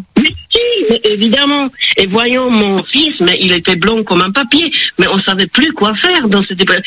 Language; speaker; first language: French; non-native, fluent; Slovak